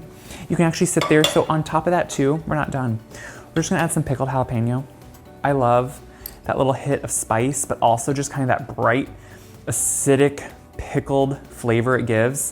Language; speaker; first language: English; native; English